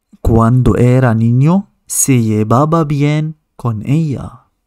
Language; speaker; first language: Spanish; non-native, fluent; Arabic